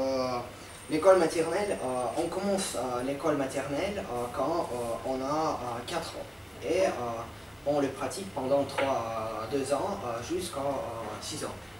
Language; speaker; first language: French; non-native, learner; Russian